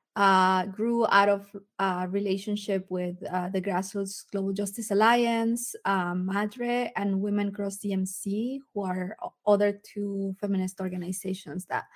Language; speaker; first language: English; early bilingual, other home language; Spanish